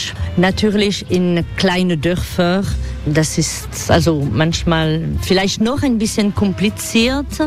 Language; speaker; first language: German; non-native, fluent; French